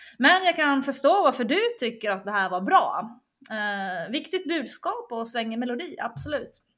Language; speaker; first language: Swedish; native; Swedish